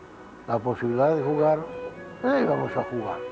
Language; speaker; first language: Spanish; non-native, fluent; Hungarian